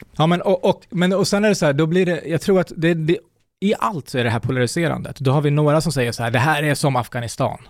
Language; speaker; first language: Swedish; early bilingual, other home language; Kurdish